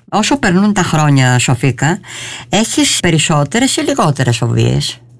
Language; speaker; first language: Greek; early bilingual, heritage; Greek